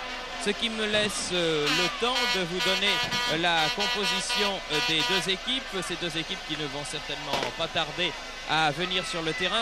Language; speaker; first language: French; native; French